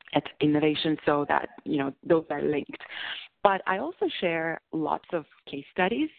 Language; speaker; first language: English; non-native, fluent; Russian